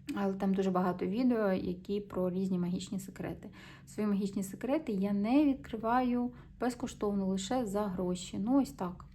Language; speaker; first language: Ukrainian; non-native, local second language; Russian